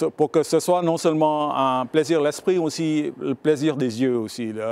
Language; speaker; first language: French; early bilingual, other home language; Vietnamese